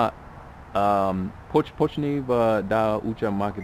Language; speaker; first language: Macedonian; non-native, learner; English